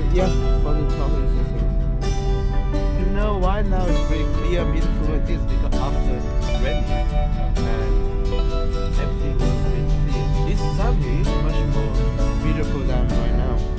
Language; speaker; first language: English; non-native, learner; Vietnamese